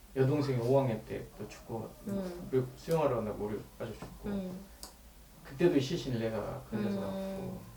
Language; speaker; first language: Korean; native; Korean